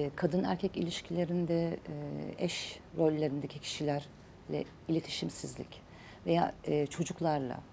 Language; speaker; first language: Turkish; native; Turkish